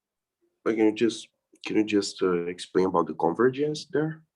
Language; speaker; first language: English; non-native, fluent; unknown